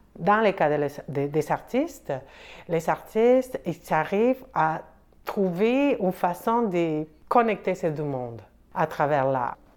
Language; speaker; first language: French; non-native, fluent; Spanish